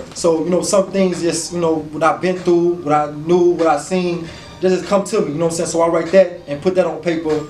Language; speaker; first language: English; native; English